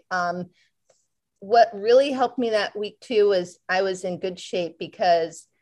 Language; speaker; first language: English; native; English